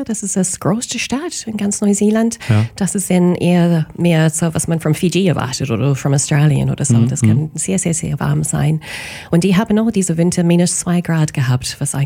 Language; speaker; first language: German; non-native, fluent; English